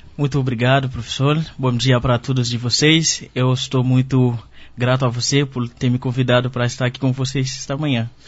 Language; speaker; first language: Portuguese; non-native, fluent; Haitian Creole